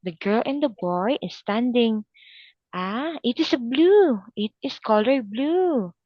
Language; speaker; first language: English; non-native, local second language; Filipino